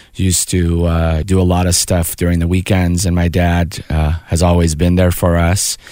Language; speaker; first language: English; early bilingual, other home language; Persian